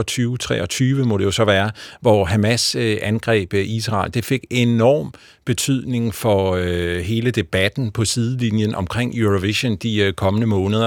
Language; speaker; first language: Danish; native; Danish